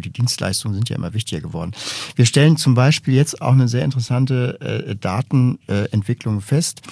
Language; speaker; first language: German; native; German